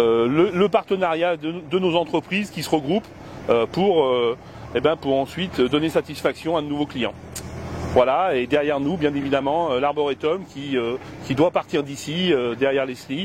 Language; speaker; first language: French; native; French